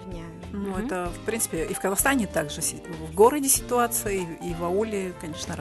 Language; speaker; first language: Russian; native; Russian